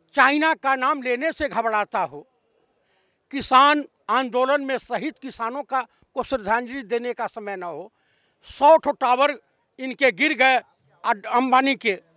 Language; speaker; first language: Hindi; native; Hindi